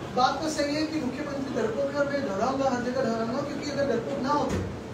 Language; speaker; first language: Hindi; non-native, local second language; Marathi